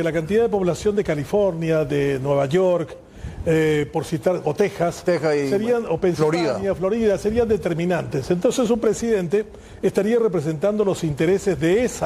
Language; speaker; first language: Spanish; native; Spanish